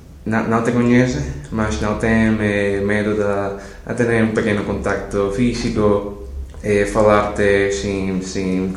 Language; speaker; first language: Portuguese; non-native, learner; Spanish